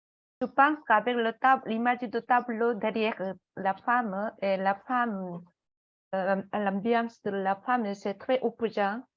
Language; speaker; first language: French; non-native, learner; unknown